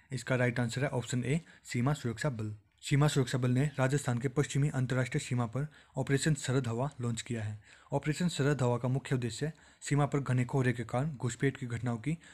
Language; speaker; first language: Hindi; native; Hindi